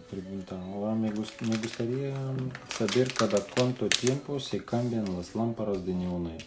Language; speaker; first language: Spanish; non-native, fluent; Romanian